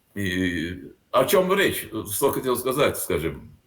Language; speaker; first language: Russian; non-native, local second language; Latvian